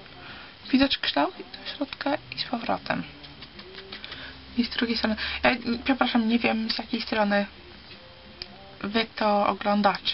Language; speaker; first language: Polish; early bilingual, heritage; Polish